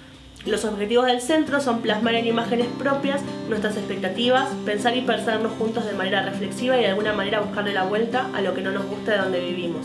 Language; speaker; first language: Spanish; native; Spanish